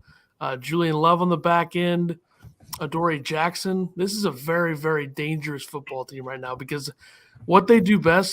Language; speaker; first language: English; native; English